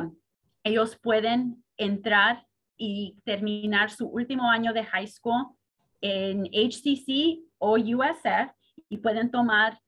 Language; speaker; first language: Spanish; early bilingual, heritage; Spanish